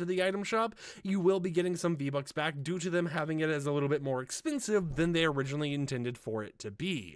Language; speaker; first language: English; native; English